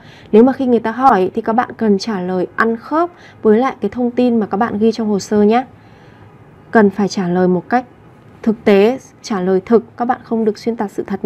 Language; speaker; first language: Vietnamese; native; Vietnamese